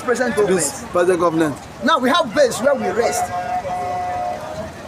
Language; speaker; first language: English; non-native, local second language; Igbo